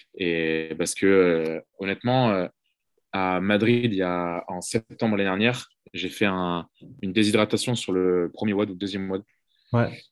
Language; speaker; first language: French; native; French